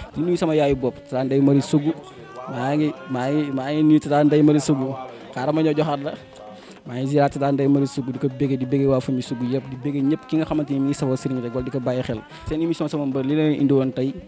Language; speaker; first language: Wolof; native; Wolof